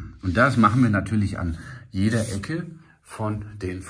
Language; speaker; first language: German; native; German